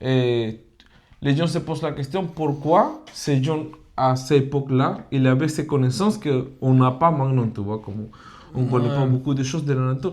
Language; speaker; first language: French; non-native, fluent; Spanish